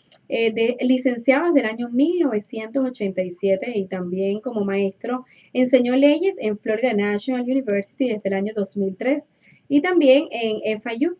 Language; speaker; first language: Spanish; native; Spanish